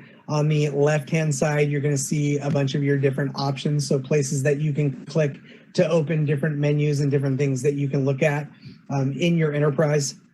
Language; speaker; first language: English; native; English